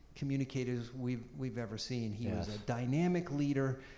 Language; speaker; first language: English; native; English